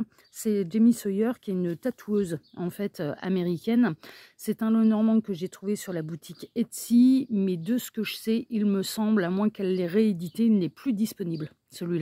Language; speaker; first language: French; native; French